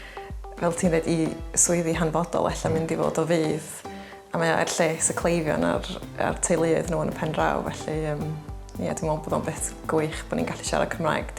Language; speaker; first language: Welsh; native; Welsh